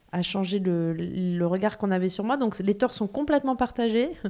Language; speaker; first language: French; native; French